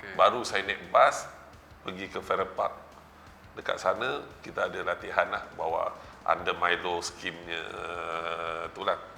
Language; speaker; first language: Malay; native; Malay